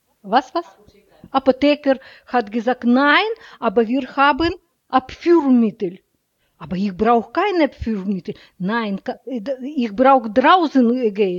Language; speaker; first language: German; non-native, learner; Russian